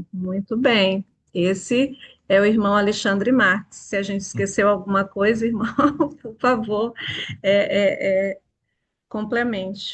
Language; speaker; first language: Portuguese; native; Portuguese